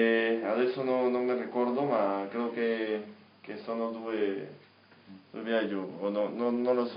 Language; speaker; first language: Italian; non-native, learner; Spanish